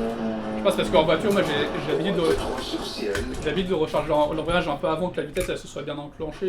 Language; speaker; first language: French; native; French